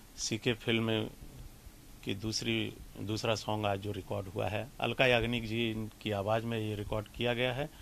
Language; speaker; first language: Hindi; native; Hindi